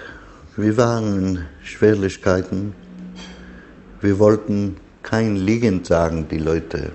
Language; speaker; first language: German; non-native, learner; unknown